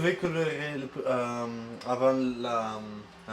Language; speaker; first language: French; non-native, learner; Italian